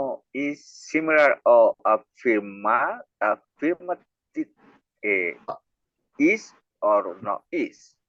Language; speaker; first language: English; non-native, learner; Spanish